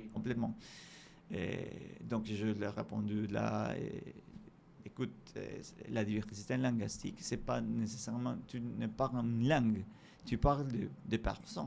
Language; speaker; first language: French; non-native, fluent; Spanish